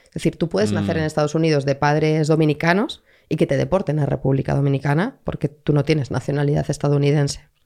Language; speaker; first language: Spanish; native; Spanish